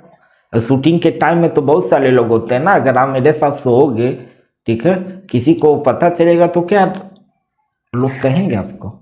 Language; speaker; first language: Hindi; native; Hindi